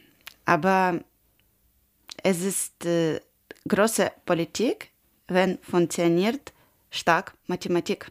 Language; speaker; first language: German; non-native, learner; Ukrainian